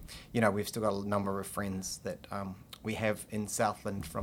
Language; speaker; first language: English; native; English